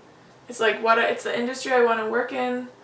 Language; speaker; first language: English; native; English